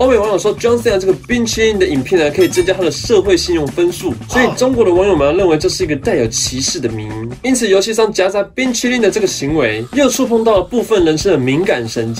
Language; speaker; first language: Chinese; native; Chinese